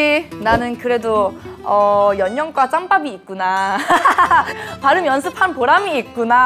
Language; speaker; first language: Korean; non-native, fluent; Thai